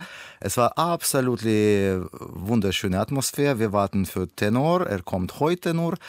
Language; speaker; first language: German; non-native, learner; Russian